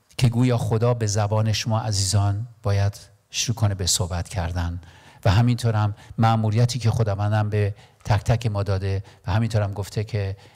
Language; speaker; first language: Persian; non-native, local second language; Armenian